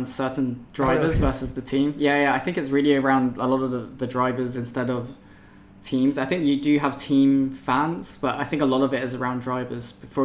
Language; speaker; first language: English; native; English